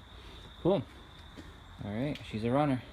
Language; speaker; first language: English; native; English